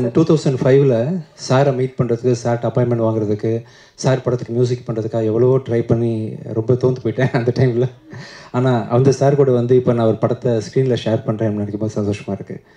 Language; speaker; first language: Tamil; native; Tamil